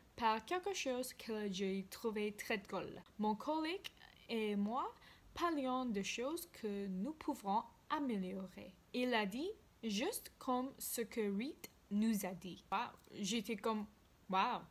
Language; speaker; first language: French; non-native, learner; English